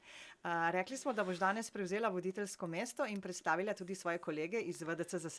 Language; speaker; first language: Slovenian; native; Slovenian